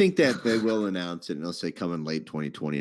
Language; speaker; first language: English; native; English